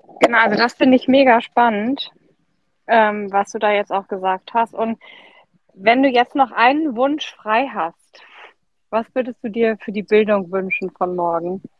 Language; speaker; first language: German; native; German